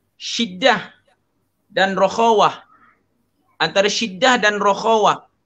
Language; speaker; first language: Malay; native; Malay